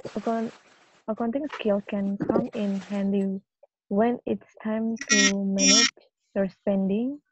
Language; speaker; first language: English; non-native, fluent; Indonesian